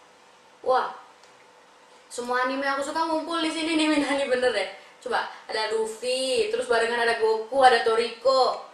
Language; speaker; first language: Indonesian; native; Indonesian